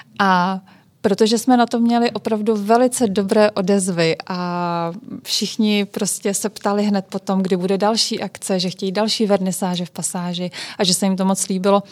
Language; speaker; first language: Czech; native; Czech